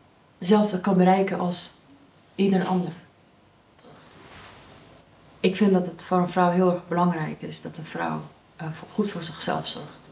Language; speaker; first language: Dutch; early bilingual, other home language; Persian